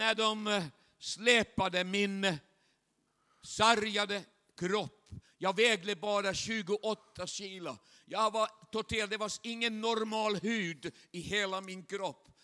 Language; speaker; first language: Swedish; non-native, fluent; Chinese